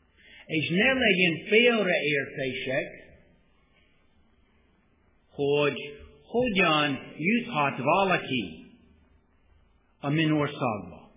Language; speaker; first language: Hungarian; non-native, fluent; English